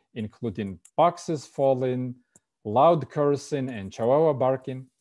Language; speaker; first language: English; non-native, fluent; Russian